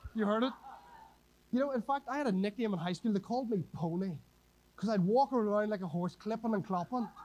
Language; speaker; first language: English; native; English